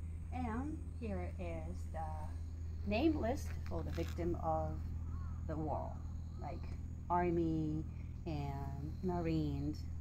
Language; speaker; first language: English; non-native, local second language; Japanese